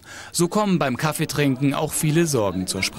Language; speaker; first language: German; native; German